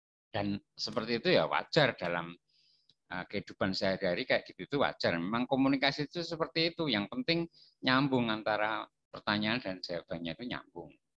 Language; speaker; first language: Indonesian; non-native, local second language; Javanese